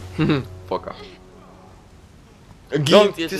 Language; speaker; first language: Polish; native; Polish